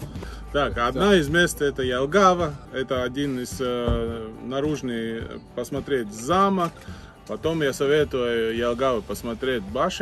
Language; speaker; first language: Russian; non-native, fluent; Latvian